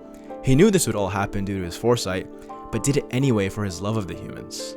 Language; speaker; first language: English; native; English